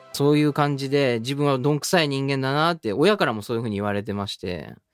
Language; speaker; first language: Japanese; native; Japanese